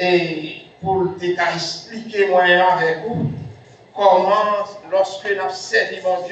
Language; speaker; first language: French; non-native, local second language; Haitian Creole